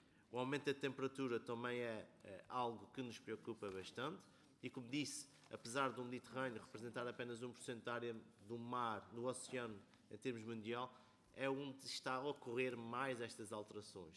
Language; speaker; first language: Portuguese; native; Portuguese